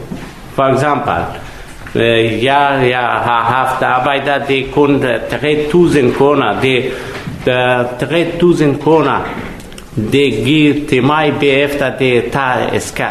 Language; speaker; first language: Danish; non-native, learner; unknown